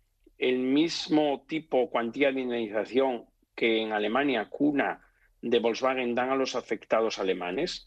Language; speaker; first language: Spanish; native; Spanish